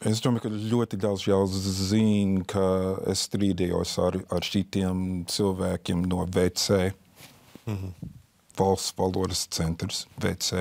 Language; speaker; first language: Latvian; non-native, fluent; English